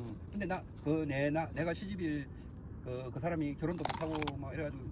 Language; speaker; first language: Korean; native; Korean